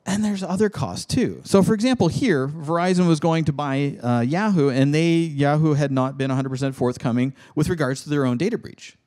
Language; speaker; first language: English; native; English